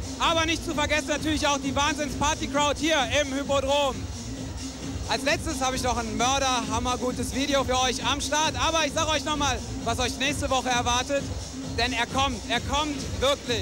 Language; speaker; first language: German; native; German